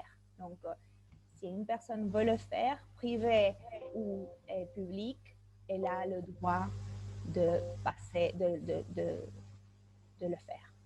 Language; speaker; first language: French; non-native, fluent; Spanish